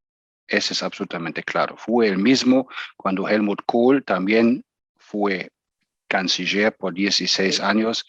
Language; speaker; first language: Spanish; non-native, fluent; German